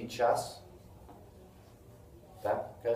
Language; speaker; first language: Russian; non-native, fluent; English